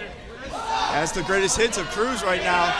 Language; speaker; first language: English; native; English